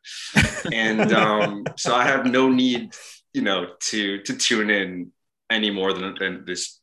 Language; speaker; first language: English; native; English